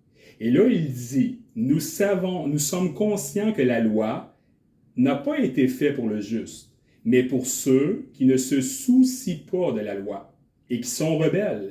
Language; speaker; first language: French; native; French